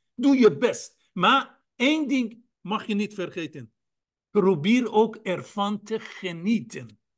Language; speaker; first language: Dutch; non-native, fluent; Persian